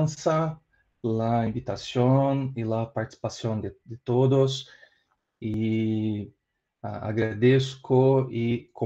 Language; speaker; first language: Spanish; non-native, learner; Portuguese